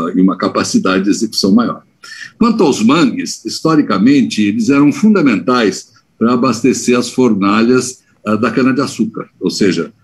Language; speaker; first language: Portuguese; native; Portuguese